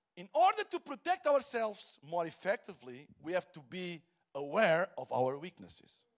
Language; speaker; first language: English; non-native, fluent; Portuguese